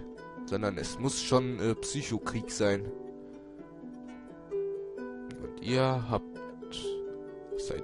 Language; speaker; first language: German; native; German